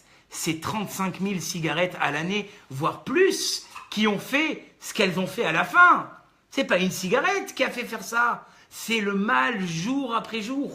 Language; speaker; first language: French; native; French